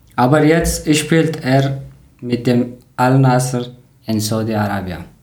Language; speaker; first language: German; non-native, learner; Persian